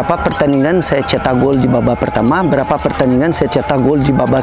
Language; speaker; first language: Indonesian; non-native, fluent; Portuguese